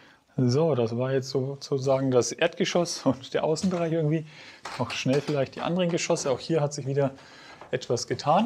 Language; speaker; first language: German; native; German